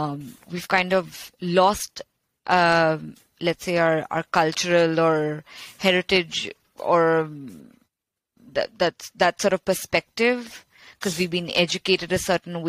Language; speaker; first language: English; non-native, local second language; Bangla